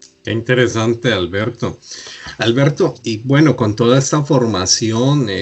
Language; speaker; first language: Spanish; native; Spanish